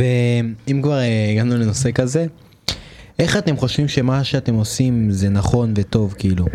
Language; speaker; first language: Hebrew; native; Hebrew